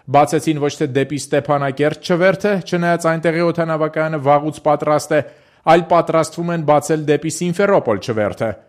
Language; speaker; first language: Armenian; native; Armenian